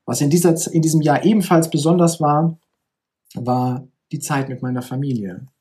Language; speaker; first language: German; native; German